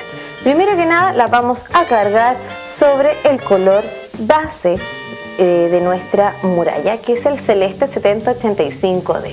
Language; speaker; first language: Spanish; native; Spanish